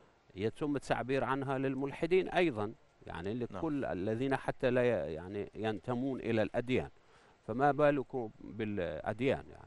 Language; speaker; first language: Arabic; non-native, fluent; Persian